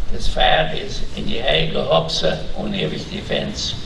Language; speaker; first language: German; early bilingual, heritage; German